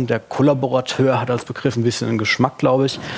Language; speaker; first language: German; native; German